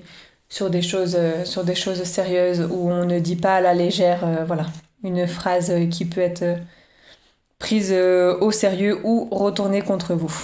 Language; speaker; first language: French; native; French